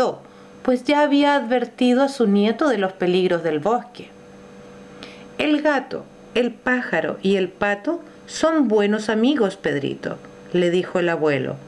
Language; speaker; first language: Spanish; native; Spanish